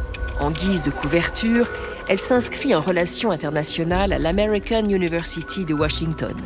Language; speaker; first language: French; native; French